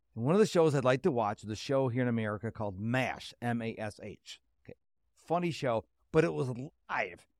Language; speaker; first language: English; early bilingual, other home language; Polish